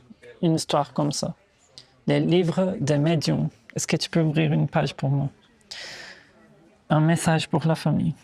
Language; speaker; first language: French; non-native, fluent; Portuguese